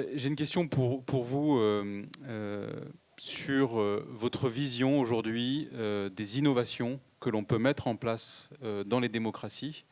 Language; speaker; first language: French; native; French